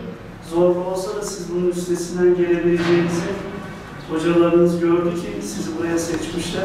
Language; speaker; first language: Turkish; native; Turkish